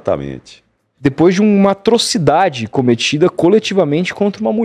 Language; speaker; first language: Portuguese; native; Portuguese